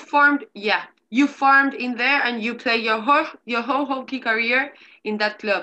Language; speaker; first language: English; non-native, learner; Spanish